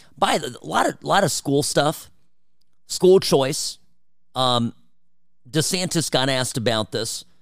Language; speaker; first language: English; early bilingual, other home language; Czech